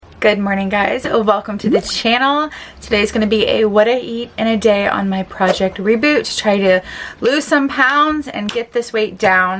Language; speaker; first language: English; native; English